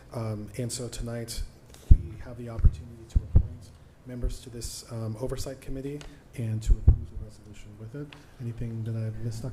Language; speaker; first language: English; native; English